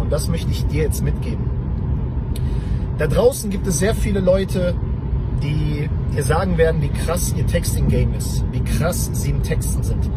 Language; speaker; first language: German; native; German